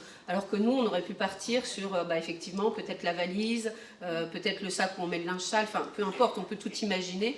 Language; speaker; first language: French; native; French